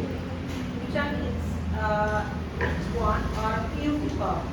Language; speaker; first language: English; non-native, fluent; Indonesian